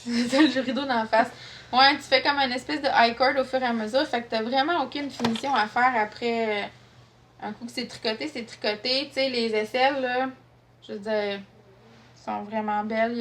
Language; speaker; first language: French; native; French